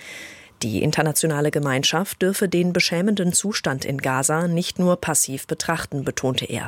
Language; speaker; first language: German; native; German